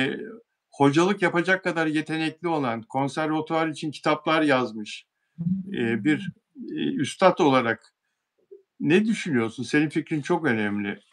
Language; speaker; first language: Turkish; native; Turkish